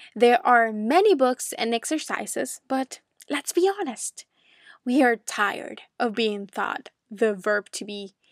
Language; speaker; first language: English; non-native, fluent; Spanish